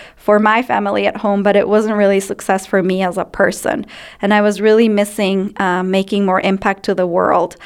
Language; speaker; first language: English; non-native, fluent; Spanish